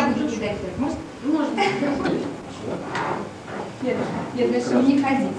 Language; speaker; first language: Russian; native; Russian